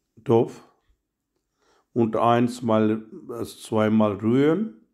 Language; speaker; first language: German; non-native, learner; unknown